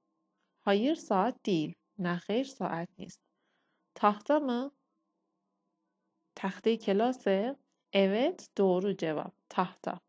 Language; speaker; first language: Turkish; non-native, fluent; Persian